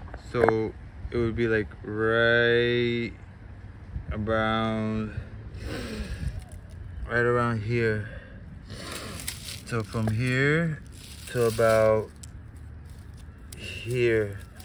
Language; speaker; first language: English; early bilingual, other home language; Spanish